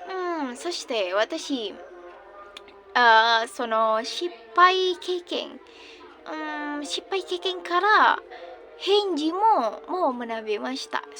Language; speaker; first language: Japanese; non-native, learner; Indonesian